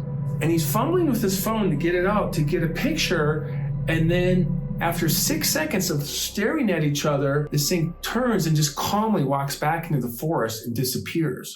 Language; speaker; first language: English; native; English